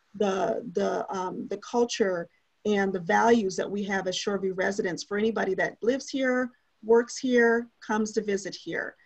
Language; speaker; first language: English; native; English